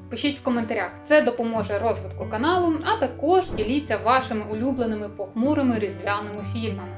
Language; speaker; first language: Ukrainian; native; Ukrainian